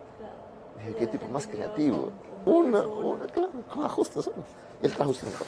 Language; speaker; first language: Spanish; non-native, fluent; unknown